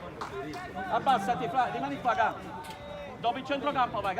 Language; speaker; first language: Italian; native; Italian